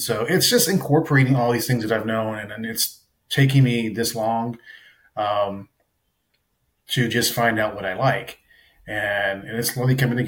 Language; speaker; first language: English; native; English